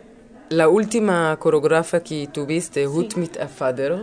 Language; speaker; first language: Spanish; non-native, learner; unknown